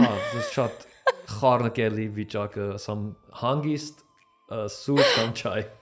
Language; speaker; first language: Armenian; early bilingual, heritage; Armenian